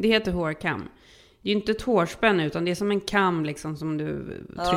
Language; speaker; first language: Swedish; native; Swedish